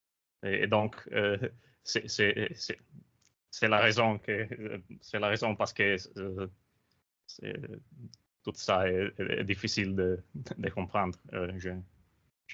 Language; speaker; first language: French; non-native, learner; Italian